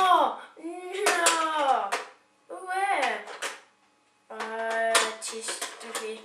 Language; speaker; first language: French; non-native, learner; English